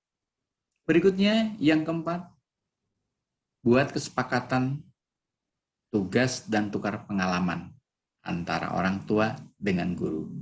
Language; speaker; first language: Indonesian; native; Indonesian